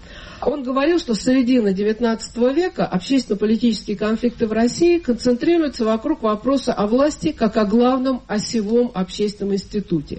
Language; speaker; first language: Russian; native; Russian